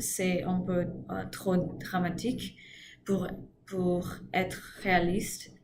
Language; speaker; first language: French; non-native, learner; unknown